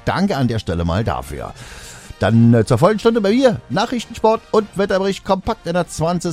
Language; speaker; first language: German; native; German